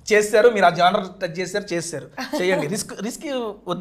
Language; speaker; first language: Telugu; native; Telugu